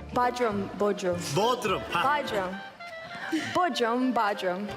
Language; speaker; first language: Turkish; non-native, learner; English